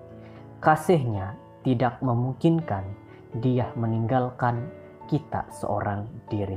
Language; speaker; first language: Indonesian; native; Indonesian